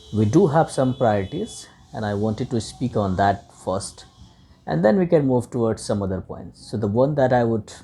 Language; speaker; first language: English; non-native, local second language; Hindi